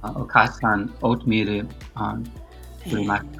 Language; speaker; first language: Japanese; non-native, learner; English